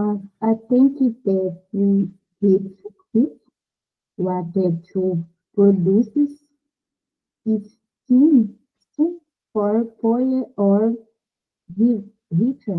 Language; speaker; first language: English; non-native, learner; Portuguese